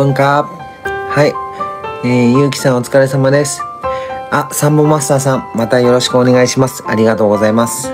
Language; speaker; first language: Japanese; native; Japanese